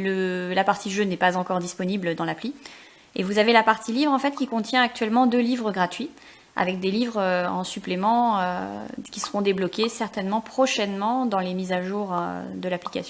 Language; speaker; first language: French; native; French